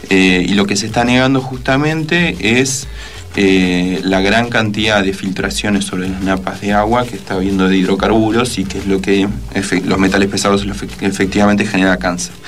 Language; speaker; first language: Spanish; native; Spanish